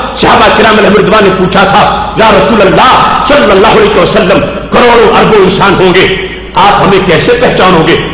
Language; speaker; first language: Urdu; non-native, local second language; Punjabi